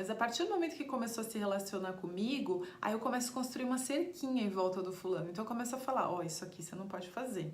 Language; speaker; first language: Portuguese; native; Portuguese